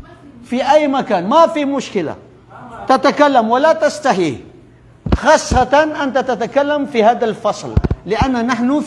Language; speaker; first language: Arabic; non-native, fluent; Filipino